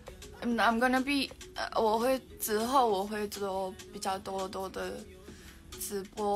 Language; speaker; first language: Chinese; non-native, learner; Mongolian